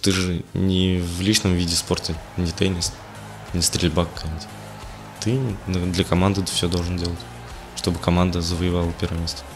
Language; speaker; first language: Russian; native; Russian